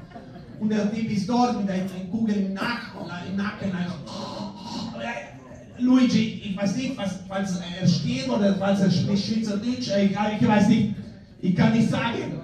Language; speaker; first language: German; non-native, fluent; Spanish